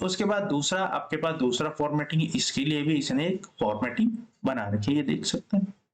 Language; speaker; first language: Hindi; native; Hindi